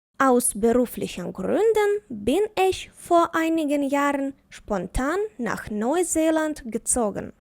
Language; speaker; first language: German; non-native, fluent; Ukrainian